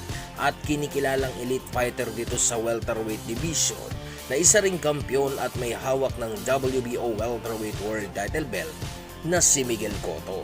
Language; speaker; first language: Filipino; non-native, local second language; Cebuano